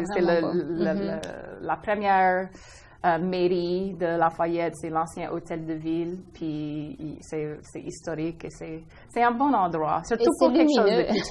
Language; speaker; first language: French; non-native, local second language; English